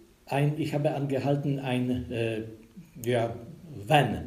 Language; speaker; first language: German; non-native, learner; Polish